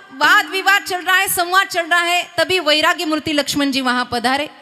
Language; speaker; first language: Hindi; non-native, local second language; Marathi